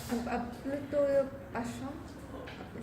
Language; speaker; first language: French; non-native, learner; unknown